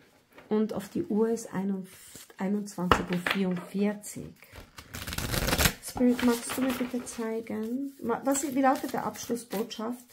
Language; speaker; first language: German; non-native, fluent; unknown